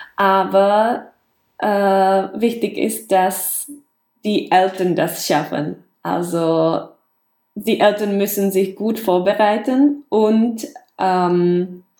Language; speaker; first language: German; non-native, fluent; Czech